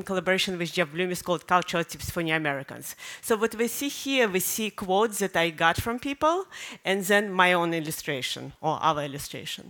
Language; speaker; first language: English; non-native, fluent; Russian